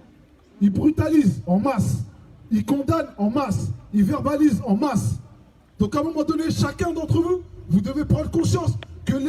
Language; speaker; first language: French; native; French